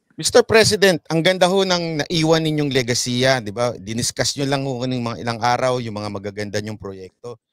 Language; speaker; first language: Filipino; native; Filipino